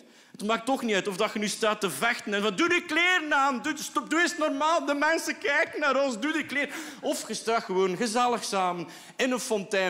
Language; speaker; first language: Dutch; native; Dutch